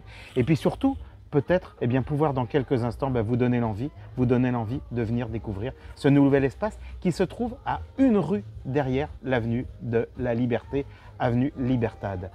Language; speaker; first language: French; native; French